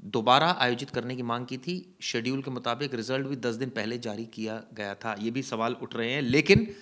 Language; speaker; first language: Hindi; native; Hindi